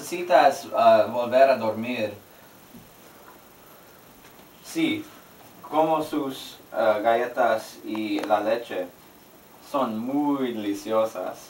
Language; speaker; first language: Spanish; non-native, learner; English